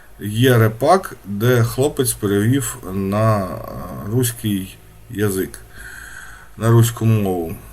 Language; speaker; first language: Ukrainian; non-native, local second language; Russian